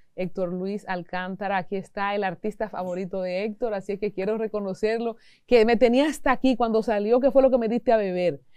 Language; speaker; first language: Spanish; native; Spanish